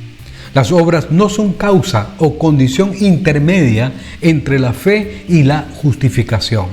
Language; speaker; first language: Spanish; native; Spanish